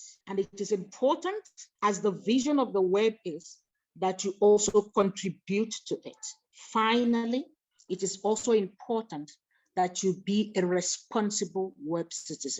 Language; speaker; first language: English; non-native, local second language; Igbo